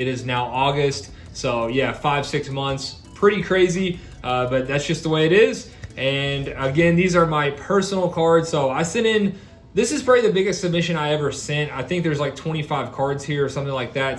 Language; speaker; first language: English; native; English